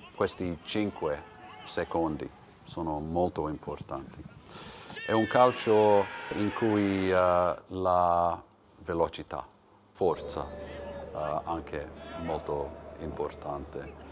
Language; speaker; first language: Italian; non-native, learner; English